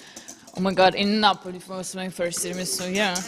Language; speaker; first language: English; non-native, fluent; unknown